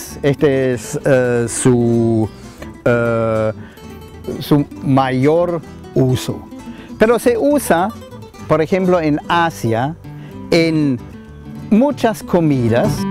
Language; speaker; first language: Spanish; non-native, fluent; German